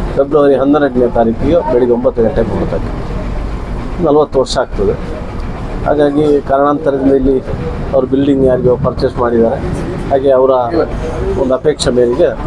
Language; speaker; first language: Kannada; native; Kannada